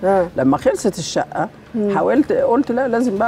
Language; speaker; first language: Arabic; native; Arabic